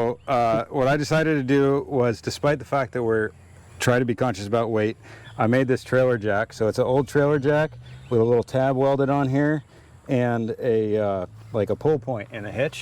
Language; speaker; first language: English; native; English